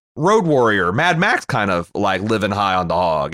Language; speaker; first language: English; native; English